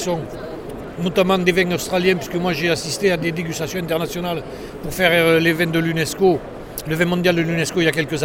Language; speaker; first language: French; native; French